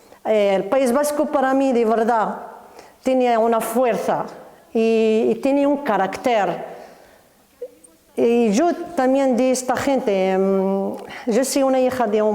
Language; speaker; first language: Spanish; non-native, learner; Arabic